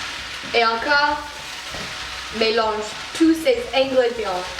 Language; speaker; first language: French; non-native, learner; English